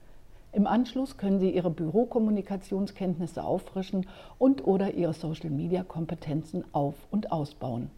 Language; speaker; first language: German; native; German